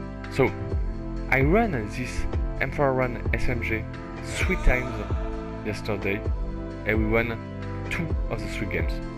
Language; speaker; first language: English; non-native, fluent; French